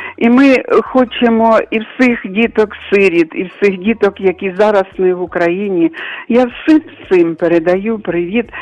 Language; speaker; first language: Ukrainian; non-native, local second language; Russian